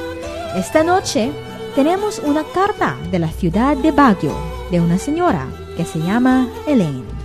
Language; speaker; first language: Spanish; non-native, fluent; Filipino